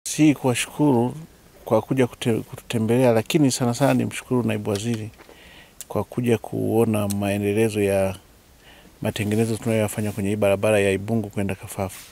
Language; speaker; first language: Swahili; native; Swahili